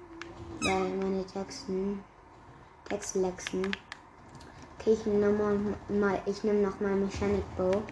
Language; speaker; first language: German; native; German